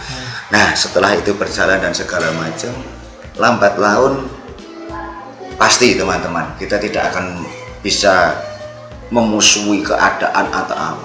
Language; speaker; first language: Indonesian; non-native, local second language; Javanese